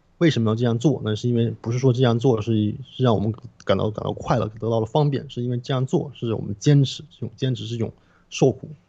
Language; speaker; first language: Chinese; non-native, local second language; Korean